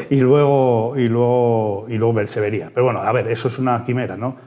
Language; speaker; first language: Spanish; native; Spanish